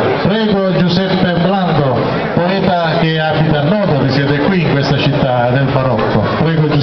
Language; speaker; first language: Italian; native; Italian